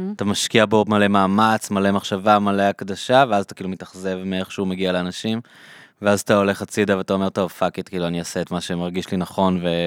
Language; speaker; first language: Hebrew; native; Hebrew